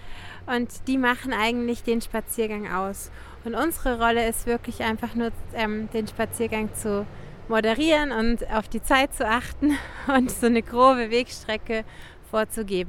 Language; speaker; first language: German; native; German